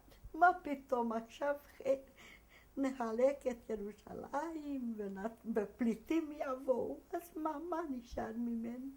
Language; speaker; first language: Hebrew; non-native, fluent; Hungarian